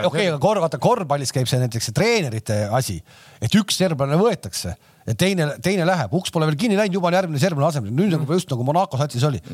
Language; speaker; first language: Estonian; native; Estonian